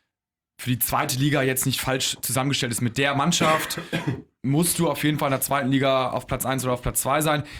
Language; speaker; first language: German; native; German